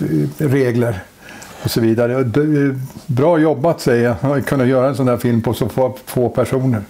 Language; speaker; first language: Swedish; native; Swedish